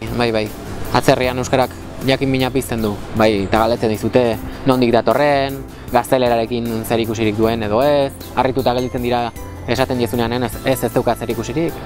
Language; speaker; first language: Basque; native; Basque